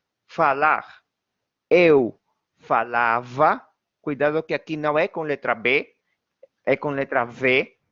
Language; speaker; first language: Portuguese; non-native, fluent; Spanish